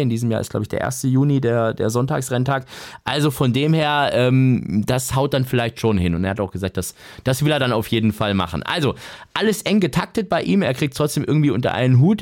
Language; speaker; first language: German; native; German